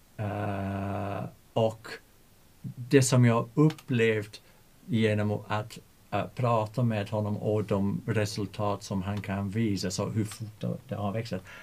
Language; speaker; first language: Swedish; non-native, fluent; English